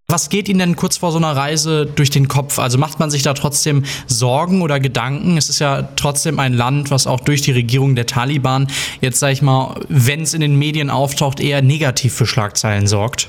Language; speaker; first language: German; native; German